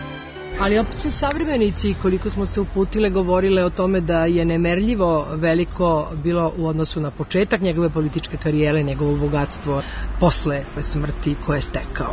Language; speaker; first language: Serbian; native; Serbian